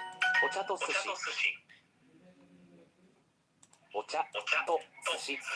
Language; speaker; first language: Japanese; non-native, learner; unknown